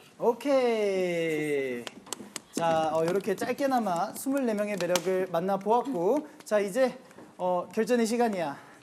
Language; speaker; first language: Korean; native; Korean